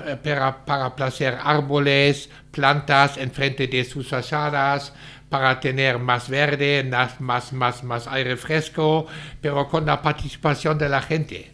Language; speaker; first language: Spanish; non-native, fluent; German